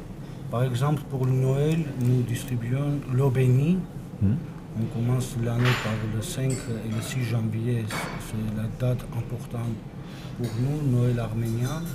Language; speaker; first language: French; non-native, fluent; Armenian